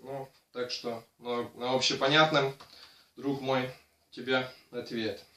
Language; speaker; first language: Russian; non-native, local second language; Ukrainian